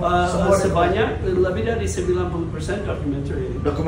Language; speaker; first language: Indonesian; non-native, fluent; English